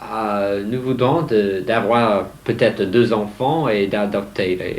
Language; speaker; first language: French; non-native, learner; English